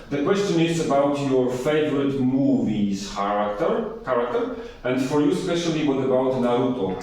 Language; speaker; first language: English; non-native, fluent; Polish